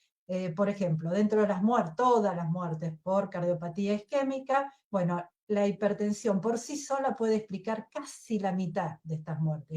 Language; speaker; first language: Spanish; native; Spanish